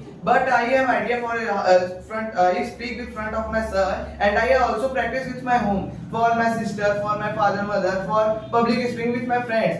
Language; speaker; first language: English; non-native, learner; Hindi